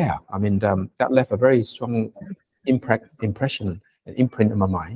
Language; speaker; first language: English; early bilingual, other home language; Vietnamese